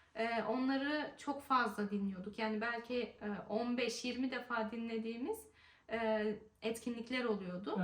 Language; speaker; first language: Turkish; native; Turkish